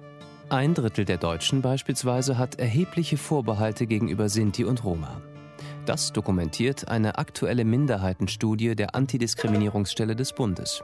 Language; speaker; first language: German; native; German